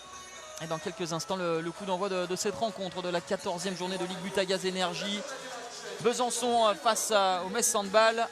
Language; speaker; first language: French; native; French